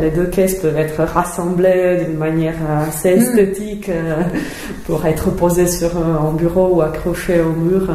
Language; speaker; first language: French; non-native, fluent; Czech